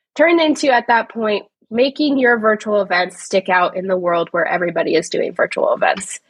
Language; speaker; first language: English; native; English